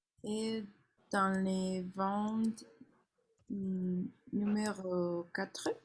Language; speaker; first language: French; non-native, learner; Spanish